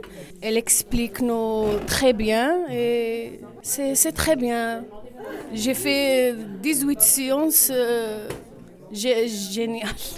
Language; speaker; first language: French; non-native, learner; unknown